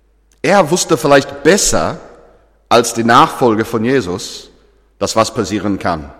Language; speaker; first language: German; non-native, fluent; English